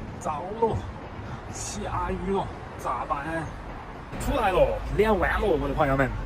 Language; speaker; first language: Chinese; non-native, fluent; German